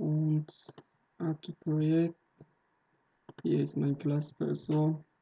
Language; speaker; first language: German; non-native, learner; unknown